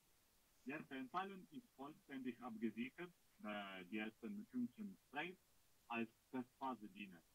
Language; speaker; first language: German; non-native, learner; Russian